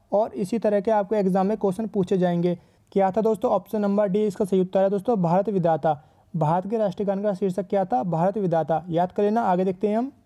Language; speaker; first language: Hindi; native; Hindi